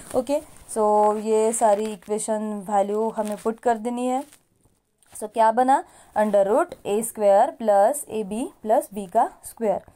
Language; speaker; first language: Hindi; non-native, local second language; Marathi